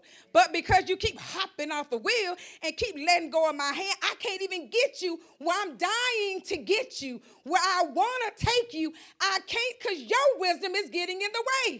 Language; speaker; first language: English; native; English